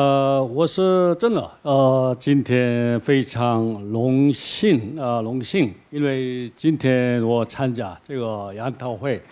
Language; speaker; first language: Chinese; non-native, learner; Korean